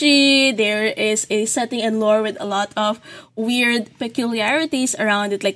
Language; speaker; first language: English; non-native, local second language; Filipino